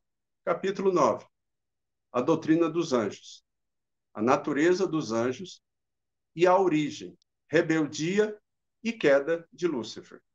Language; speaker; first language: Portuguese; native; Portuguese